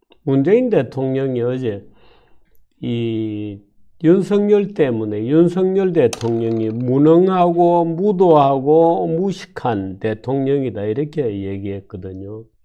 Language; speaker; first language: Korean; native; Korean